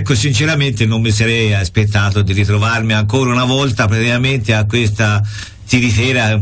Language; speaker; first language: Italian; native; Italian